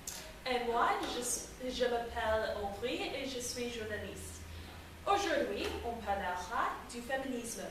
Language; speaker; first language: French; non-native, learner; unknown